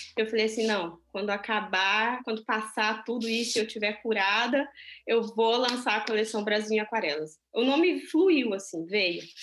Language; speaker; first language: Portuguese; native; Portuguese